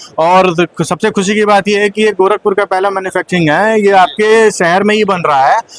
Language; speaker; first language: Hindi; native; Hindi